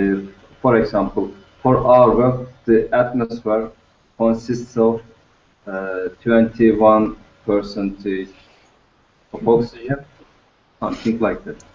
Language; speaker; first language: English; non-native, learner; Turkish